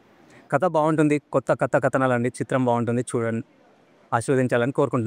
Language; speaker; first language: Telugu; native; Telugu